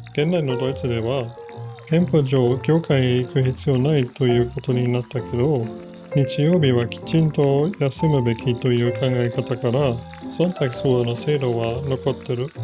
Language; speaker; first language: Japanese; non-native, fluent; German